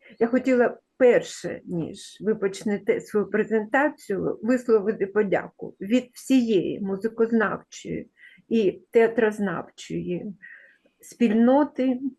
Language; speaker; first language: Ukrainian; native; Ukrainian